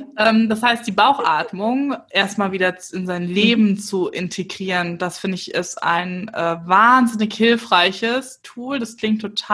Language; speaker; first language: German; native; German